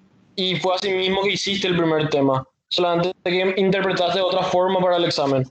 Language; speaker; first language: Spanish; native; Spanish